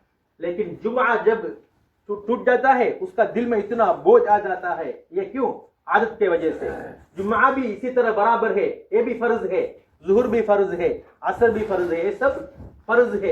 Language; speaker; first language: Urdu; non-native, local second language; Tamil